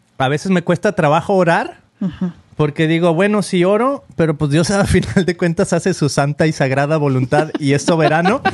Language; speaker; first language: Spanish; native; Spanish